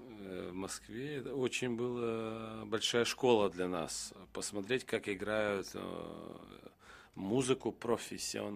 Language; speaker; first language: Russian; non-native, local second language; Romanian